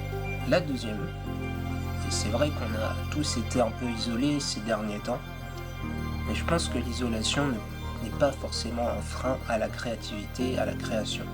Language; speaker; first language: French; native; French